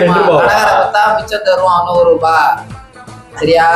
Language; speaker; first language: Tamil; native; Tamil